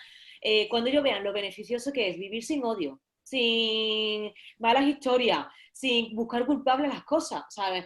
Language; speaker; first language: Spanish; native; Spanish